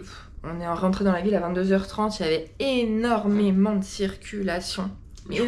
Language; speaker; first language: French; native; French